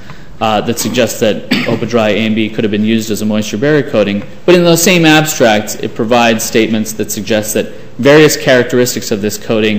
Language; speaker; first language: English; native; English